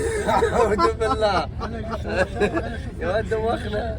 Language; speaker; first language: Arabic; native; Arabic